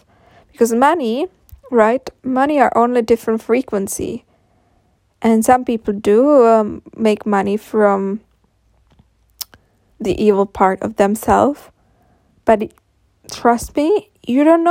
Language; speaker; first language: English; non-native, fluent; Czech